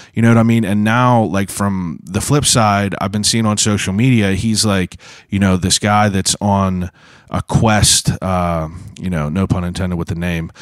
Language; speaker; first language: English; native; English